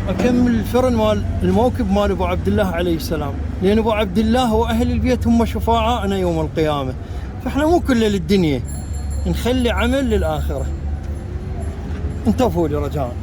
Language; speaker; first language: Arabic; native; Arabic